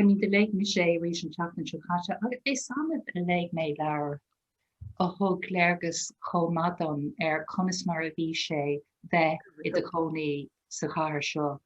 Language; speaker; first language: Irish; non-native, local second language; English